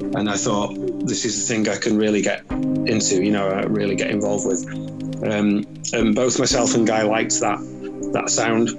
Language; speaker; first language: English; native; English